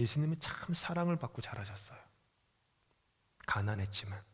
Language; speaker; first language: Korean; native; Korean